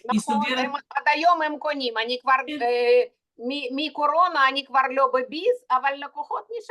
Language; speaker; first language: Hebrew; non-native, fluent; Russian